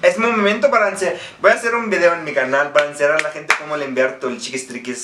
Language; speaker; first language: Spanish; non-native, fluent; Arabic